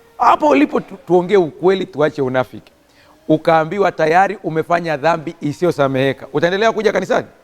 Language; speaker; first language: Swahili; native; Swahili